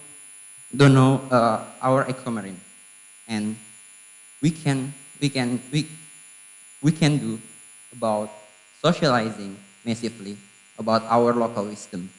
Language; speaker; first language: English; non-native, learner; Indonesian